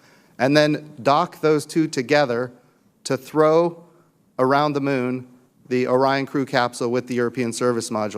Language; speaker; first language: English; native; English